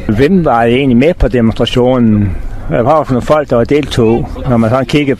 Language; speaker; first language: Danish; native; Danish